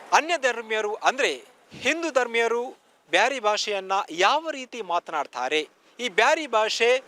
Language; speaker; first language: Kannada; native; Kannada